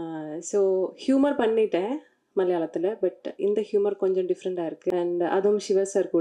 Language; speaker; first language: Tamil; non-native, learner; Malayalam